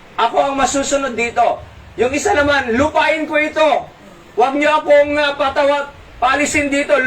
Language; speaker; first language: Filipino; non-native, local second language; Iloko